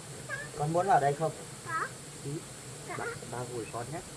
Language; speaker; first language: Vietnamese; native; Vietnamese